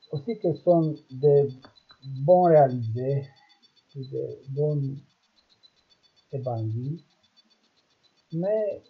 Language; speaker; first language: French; non-native, learner; Romanian